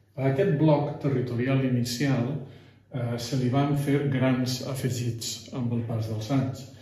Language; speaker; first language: Catalan; native; Catalan